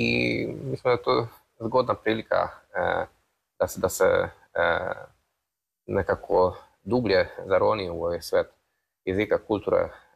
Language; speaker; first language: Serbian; non-native, fluent; Polish